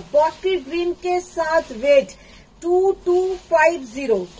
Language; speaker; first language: Hindi; non-native, local second language; Bangla